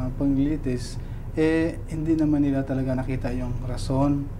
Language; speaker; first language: Filipino; non-native, local second language; Cebuano